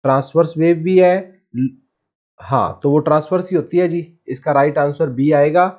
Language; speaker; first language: Hindi; non-native, local second language; Punjabi